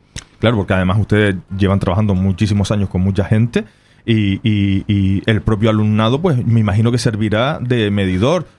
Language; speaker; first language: Spanish; native; Spanish